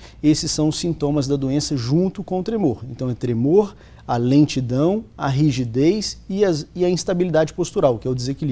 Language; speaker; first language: Portuguese; native; Portuguese